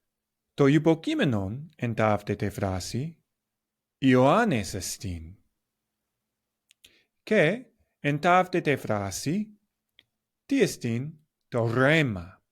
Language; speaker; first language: Greek; non-native, learner; English